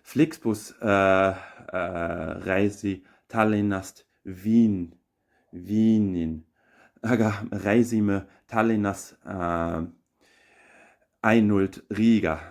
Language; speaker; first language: Estonian; non-native, learner; German